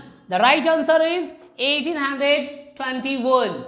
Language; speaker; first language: Hindi; native; Hindi